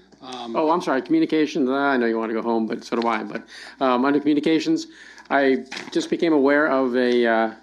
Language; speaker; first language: English; native; English